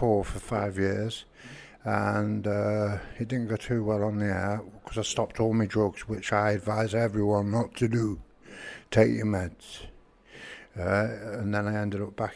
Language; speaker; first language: English; native; English